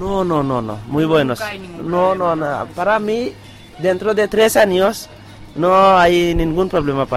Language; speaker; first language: Spanish; non-native, learner; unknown